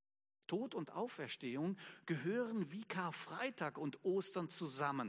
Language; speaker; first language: German; native; German